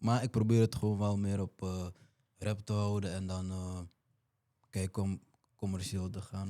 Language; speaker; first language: Dutch; early bilingual, other home language; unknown